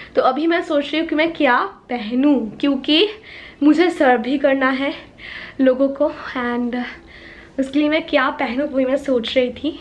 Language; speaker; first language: Hindi; non-native, local second language; Bangla